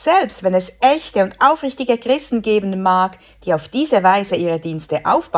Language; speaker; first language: German; native; German